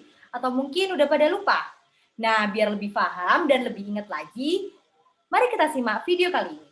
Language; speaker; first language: Indonesian; native; Indonesian